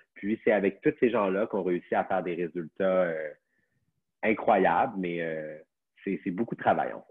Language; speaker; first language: French; native; French